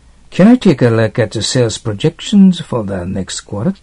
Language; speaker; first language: English; non-native, fluent; Japanese